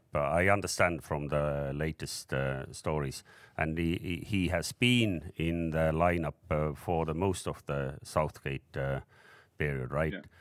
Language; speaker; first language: English; non-native, fluent; Estonian